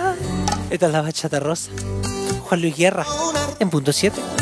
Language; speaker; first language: Spanish; native; Spanish